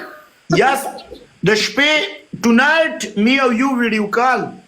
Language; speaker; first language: English; non-native, learner; Pashto